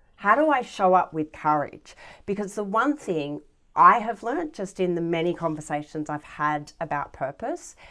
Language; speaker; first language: English; native; English